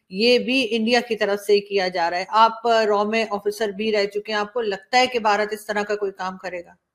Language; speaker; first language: Urdu; native; Urdu